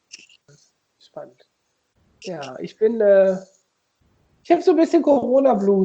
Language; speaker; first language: German; native; German